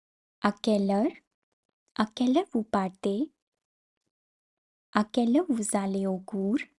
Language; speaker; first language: French; non-native, fluent; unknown